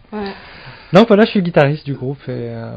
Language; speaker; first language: French; non-native, local second language; Arabic